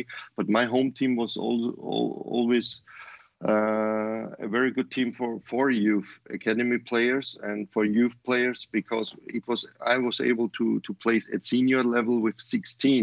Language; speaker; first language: English; non-native, fluent; German